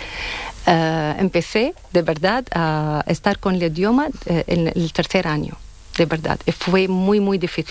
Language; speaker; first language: Spanish; non-native, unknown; Arabic